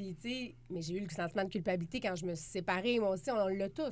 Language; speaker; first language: French; native; French